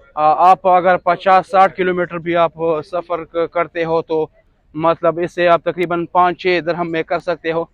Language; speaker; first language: Hindi; non-native, local second language; Punjabi